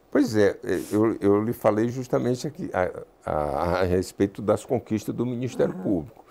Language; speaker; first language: Portuguese; native; Portuguese